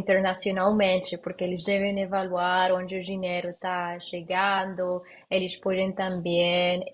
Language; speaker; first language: Portuguese; non-native, learner; Spanish